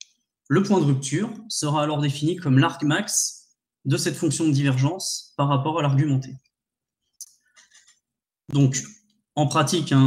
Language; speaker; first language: French; native; French